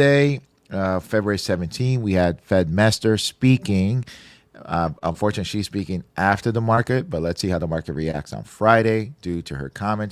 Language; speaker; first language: English; native; English